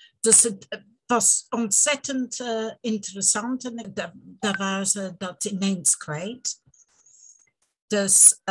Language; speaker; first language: Dutch; non-native, fluent; English